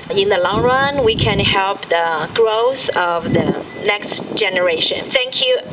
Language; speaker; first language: English; non-native, learner; Chinese